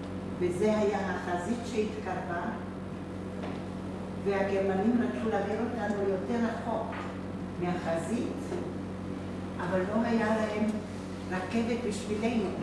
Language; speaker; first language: Hebrew; non-native, fluent; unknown